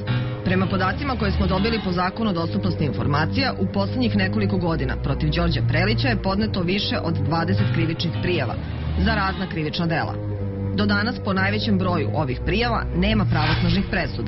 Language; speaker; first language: Serbian; native; Serbian